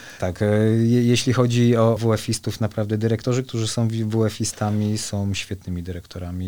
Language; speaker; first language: Polish; native; Polish